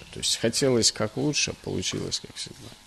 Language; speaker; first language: Russian; native; Russian